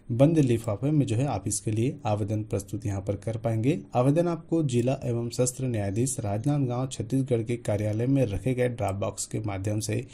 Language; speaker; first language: Hindi; native; Hindi